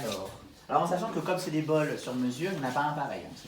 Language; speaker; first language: French; native; French